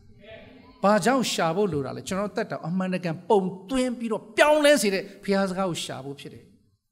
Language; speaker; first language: Burmese; native; Burmese